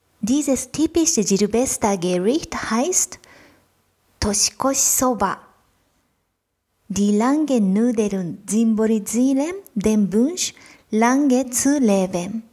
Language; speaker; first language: German; non-native, fluent; Japanese